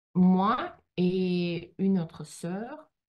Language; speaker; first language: French; non-native, learner; Russian